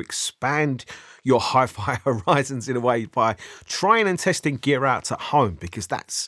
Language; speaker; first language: English; native; English